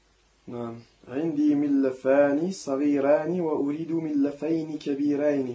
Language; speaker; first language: Arabic; non-native, learner; French